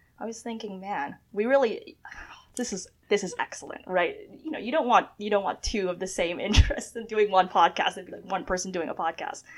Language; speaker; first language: English; early bilingual, other home language; Chinese